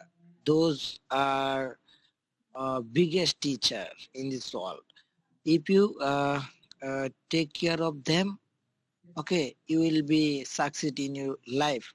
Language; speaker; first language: English; non-native, local second language; Bangla